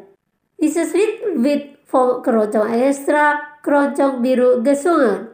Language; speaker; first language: German; non-native, fluent; Indonesian